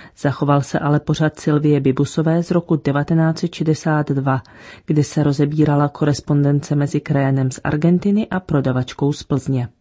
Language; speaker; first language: Czech; native; Czech